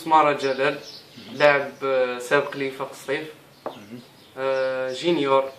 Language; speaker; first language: Arabic; native; Arabic